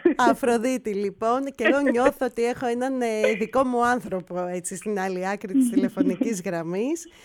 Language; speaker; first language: Greek; native; Greek